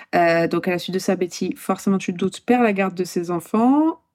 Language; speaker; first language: French; non-native, fluent; Polish